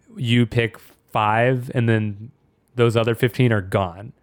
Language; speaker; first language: English; native; English